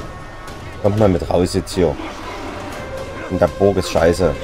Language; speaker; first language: German; native; German